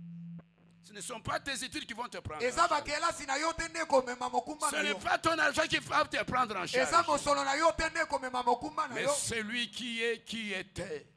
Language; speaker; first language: French; non-native, local second language; Lingala